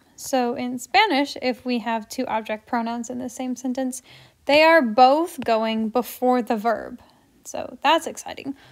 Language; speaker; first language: English; native; English